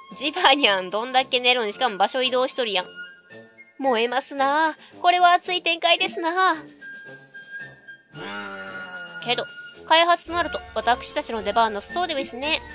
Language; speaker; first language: Japanese; native; Japanese